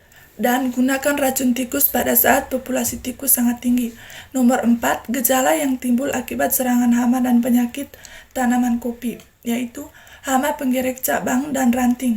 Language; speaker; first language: Indonesian; non-native, learner; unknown